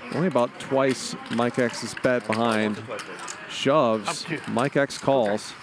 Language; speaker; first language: English; native; English